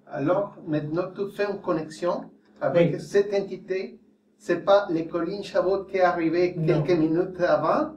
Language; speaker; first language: French; non-native, fluent; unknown